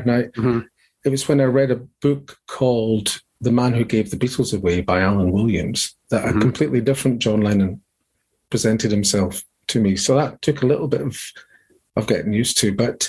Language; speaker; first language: English; native; English